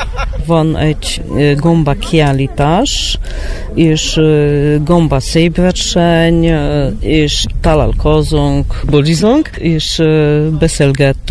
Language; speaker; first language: Hungarian; non-native, learner; Polish